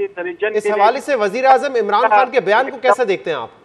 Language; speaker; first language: Urdu; native; Urdu